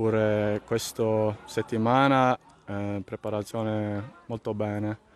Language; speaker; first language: Italian; non-native, learner; Swedish